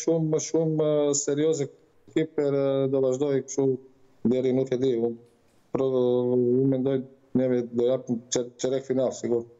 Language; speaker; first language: Albanian; non-native, learner; Croatian